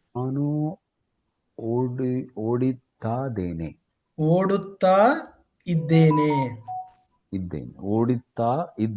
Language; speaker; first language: Kannada; non-native, learner; Tamil